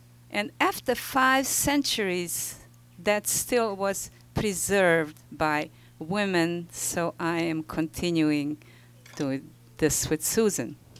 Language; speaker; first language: English; non-native, fluent; Ladino